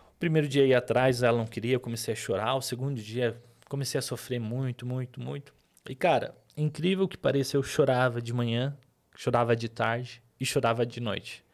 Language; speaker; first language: Portuguese; early bilingual, other home language; Arabic